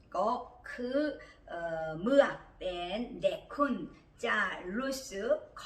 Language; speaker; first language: Thai; non-native, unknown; Korean